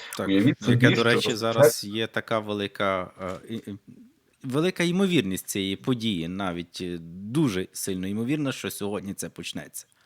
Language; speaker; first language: Ukrainian; native; Ukrainian